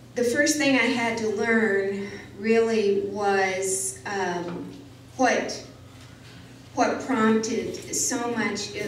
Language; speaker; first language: English; native; English